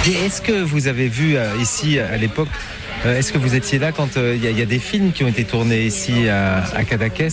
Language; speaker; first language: French; native; French